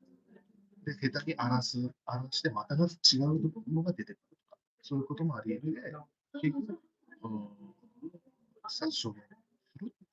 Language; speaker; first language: Japanese; native; Japanese